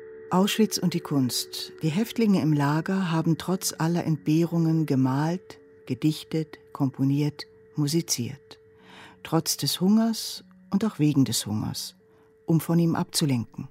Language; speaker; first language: German; native; German